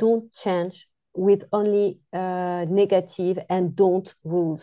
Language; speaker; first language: English; non-native, fluent; French